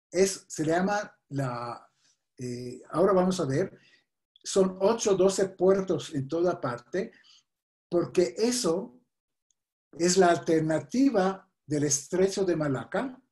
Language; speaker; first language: Spanish; non-native, fluent; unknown